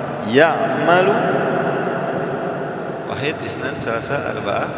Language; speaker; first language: Arabic; non-native, fluent; Indonesian